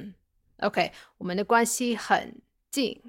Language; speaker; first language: Chinese; non-native, fluent; English